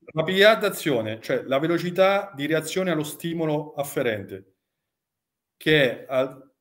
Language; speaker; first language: Italian; native; Italian